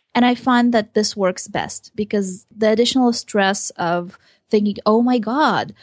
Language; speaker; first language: English; early bilingual, other home language; Hebrew